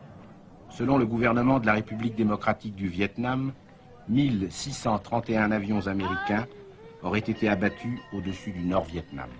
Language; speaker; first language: French; native; French